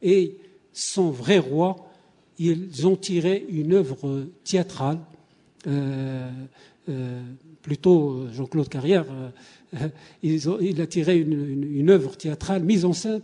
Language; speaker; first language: French; native; French